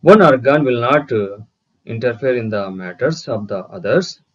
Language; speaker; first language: English; non-native, local second language; Telugu